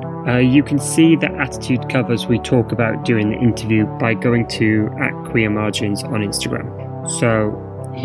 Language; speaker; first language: English; native; English